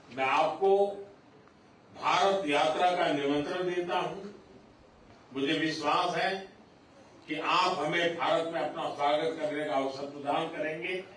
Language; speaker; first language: Hindi; non-native, local second language; Gujarati